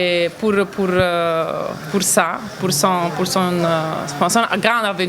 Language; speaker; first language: French; non-native, fluent; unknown